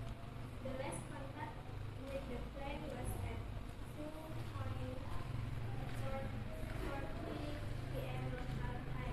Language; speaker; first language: English; non-native, learner; Indonesian